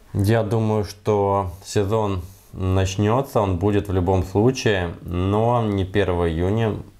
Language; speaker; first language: Russian; native; Russian